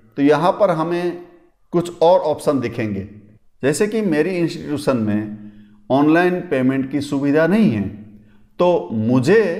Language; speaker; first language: Hindi; non-native, local second language; Gujarati